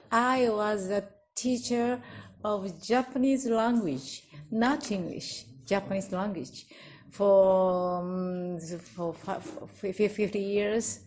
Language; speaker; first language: English; non-native, learner; Japanese